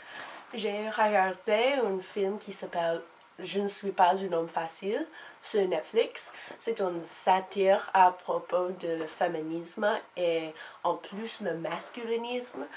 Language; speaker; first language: French; non-native, learner; English